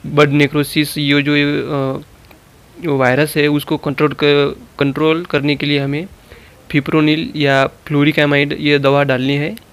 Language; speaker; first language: Hindi; non-native, local second language; Marathi